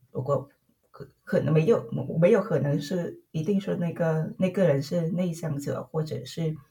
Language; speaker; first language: Chinese; non-native, fluent; Vietnamese